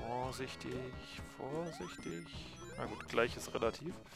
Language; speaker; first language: German; native; German